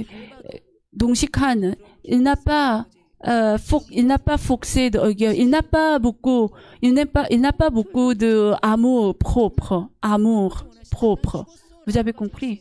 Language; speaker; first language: French; non-native, learner; Korean